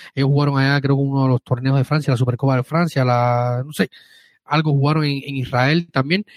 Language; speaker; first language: Spanish; native; Spanish